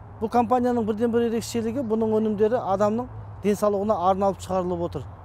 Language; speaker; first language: Kazakh; early bilingual, heritage; Kazakh